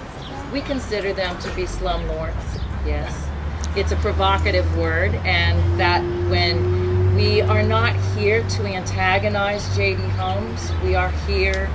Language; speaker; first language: English; native; English